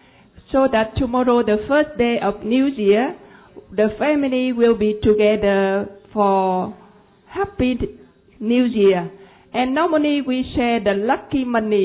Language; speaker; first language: English; non-native, fluent; Vietnamese